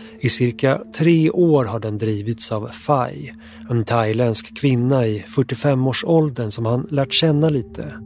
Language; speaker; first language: Swedish; native; Swedish